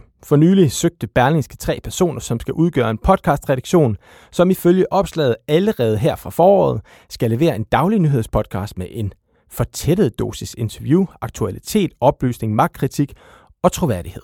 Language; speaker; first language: Danish; native; Danish